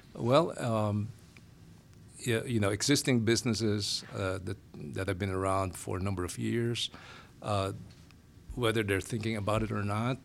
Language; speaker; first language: English; non-native, local second language; Filipino